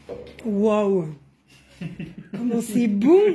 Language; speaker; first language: French; native; French